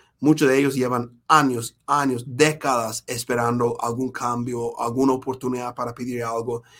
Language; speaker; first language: Spanish; non-native, fluent; English